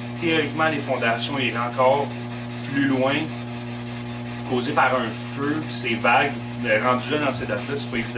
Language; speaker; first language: French; native; French